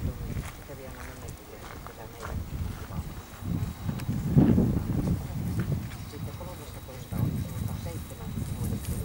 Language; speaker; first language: Finnish; native; Finnish